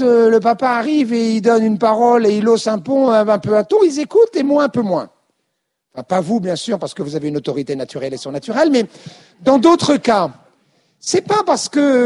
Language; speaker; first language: French; native; French